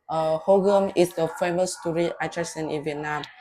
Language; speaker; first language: English; non-native, learner; Vietnamese